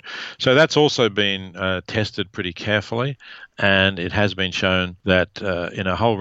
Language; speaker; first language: English; native; English